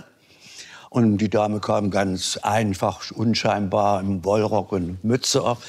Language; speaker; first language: German; native; German